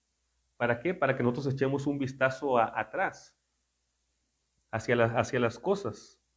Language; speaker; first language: Spanish; native; Spanish